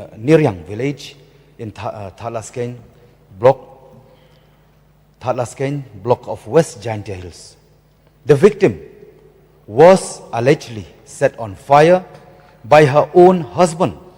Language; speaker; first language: English; non-native, local second language; Khasi